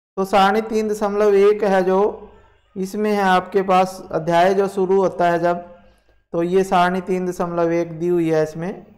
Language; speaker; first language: Hindi; native; Hindi